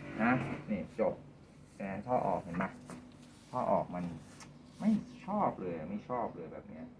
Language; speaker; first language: Thai; native; Thai